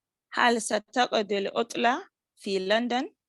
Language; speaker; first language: Arabic; non-native, learner; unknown